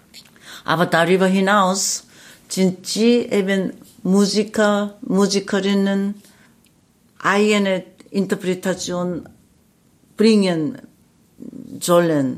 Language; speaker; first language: German; non-native, learner; Korean